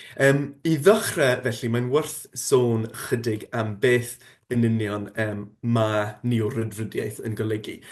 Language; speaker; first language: Welsh; non-native, fluent; English